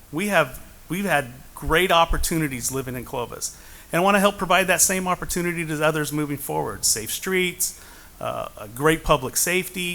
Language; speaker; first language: English; native; English